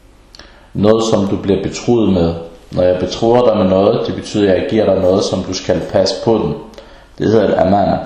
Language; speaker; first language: Danish; early bilingual, other home language; Arabic